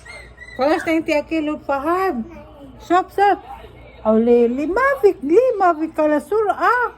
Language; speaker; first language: Arabic; non-native, learner; Filipino